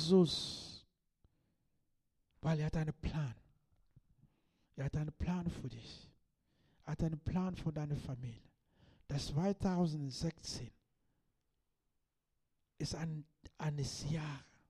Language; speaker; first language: German; non-native, learner; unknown